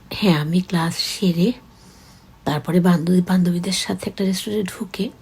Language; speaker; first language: Bangla; early bilingual, heritage; Bangla